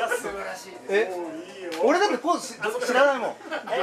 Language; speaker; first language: Japanese; native; Japanese